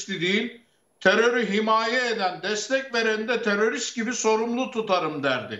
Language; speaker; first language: Turkish; native; Turkish